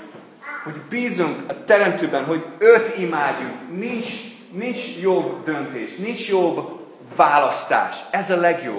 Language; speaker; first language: Hungarian; non-native, fluent; English